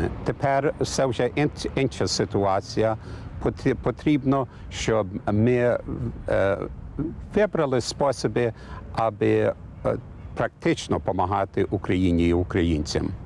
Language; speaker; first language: Ukrainian; early bilingual, heritage; English